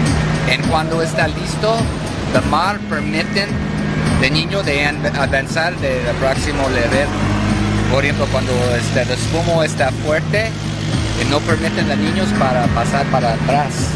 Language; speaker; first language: Spanish; non-native, learner; English